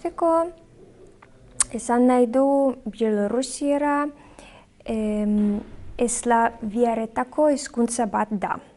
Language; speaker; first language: Basque; non-native, learner; Belarusian